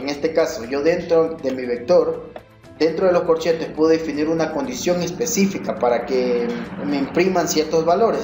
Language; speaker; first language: Spanish; native; Spanish